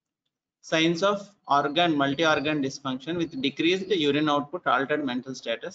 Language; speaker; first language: English; non-native, local second language; Telugu